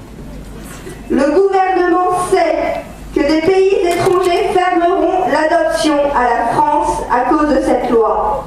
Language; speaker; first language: French; native; French